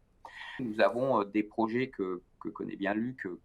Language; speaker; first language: French; native; French